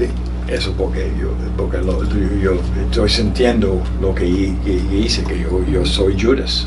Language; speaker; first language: Spanish; early bilingual, heritage; Spanish